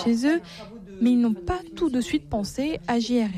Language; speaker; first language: French; native; French